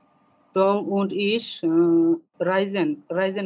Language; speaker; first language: German; non-native, learner; Bangla